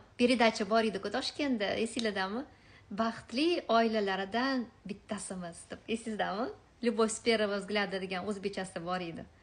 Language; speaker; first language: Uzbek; native; Uzbek